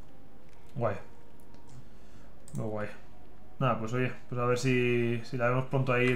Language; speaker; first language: Spanish; native; Spanish